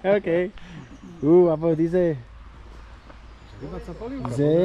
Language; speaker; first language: German; non-native, learner; Slovak